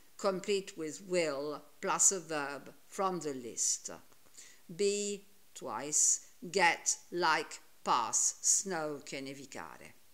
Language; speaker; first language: English; non-native, fluent; Italian